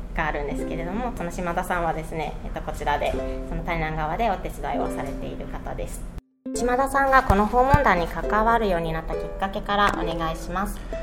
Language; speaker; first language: Japanese; native; Japanese